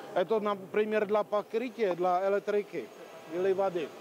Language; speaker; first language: Russian; non-native, learner; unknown